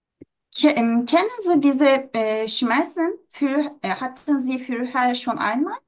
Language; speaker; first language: German; non-native, learner; Turkish